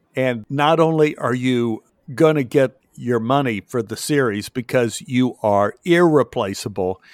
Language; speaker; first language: English; native; English